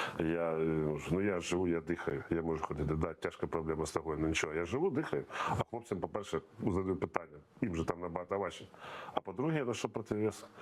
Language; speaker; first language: Ukrainian; non-native, local second language; Russian